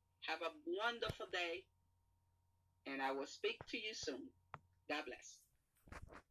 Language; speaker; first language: English; non-native, fluent; Spanish